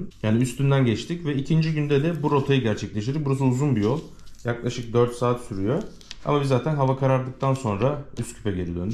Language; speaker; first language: Turkish; native; Turkish